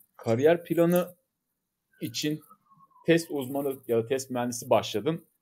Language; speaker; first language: Turkish; native; Turkish